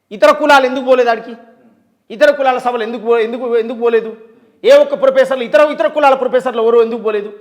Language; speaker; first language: Telugu; native; Telugu